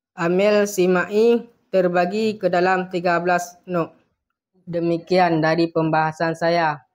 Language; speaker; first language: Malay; non-native, local second language; Achinese